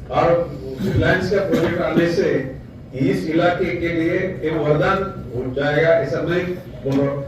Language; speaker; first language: Hindi; non-native, local second language; Marathi